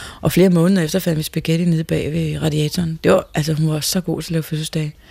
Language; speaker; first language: Danish; native; Danish